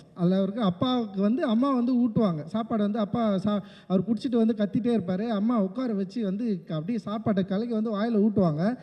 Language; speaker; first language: Tamil; native; Tamil